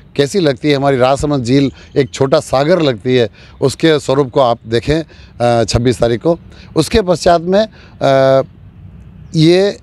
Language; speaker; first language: Hindi; native; Hindi